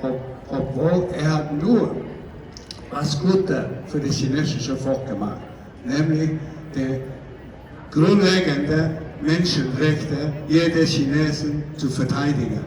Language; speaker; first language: German; non-native, fluent; Cantonese